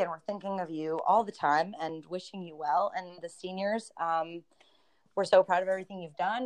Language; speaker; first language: English; native; English